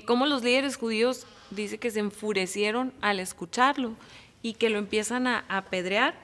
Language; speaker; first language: Spanish; native; Spanish